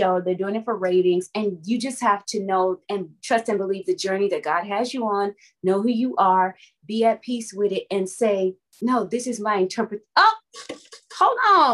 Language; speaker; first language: English; native; English